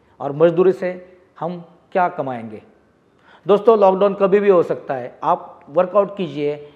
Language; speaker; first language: Hindi; non-native, local second language; Marathi